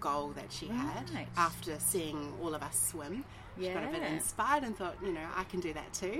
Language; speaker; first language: English; native; English